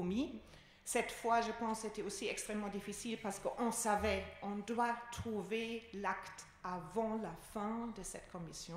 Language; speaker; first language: French; non-native, fluent; German